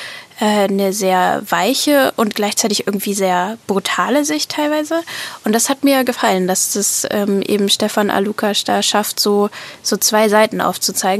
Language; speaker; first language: German; native; German